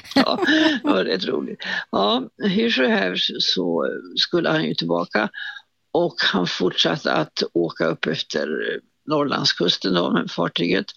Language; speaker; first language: Swedish; native; Swedish